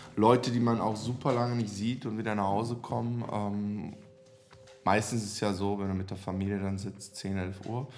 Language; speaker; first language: German; non-native, fluent; Serbian